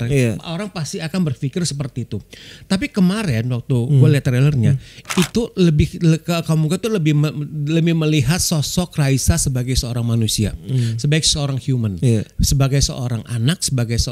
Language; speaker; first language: Indonesian; native; Indonesian